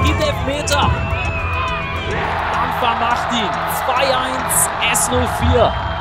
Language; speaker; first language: German; native; German